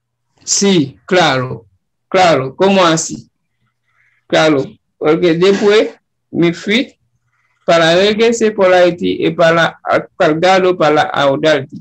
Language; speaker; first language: Spanish; non-native, learner; Haitian Creole